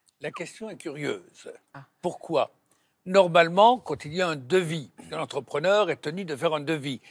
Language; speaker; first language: French; native; French